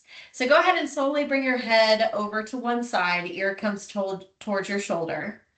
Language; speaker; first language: English; native; English